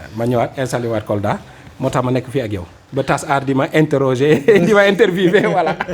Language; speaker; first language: Wolof; non-native, fluent; Fula